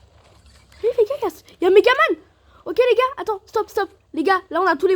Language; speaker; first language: French; native; French